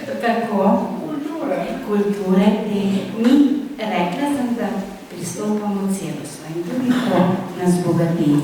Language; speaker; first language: Slovenian; native; Slovenian